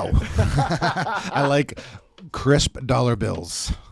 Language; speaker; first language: English; native; English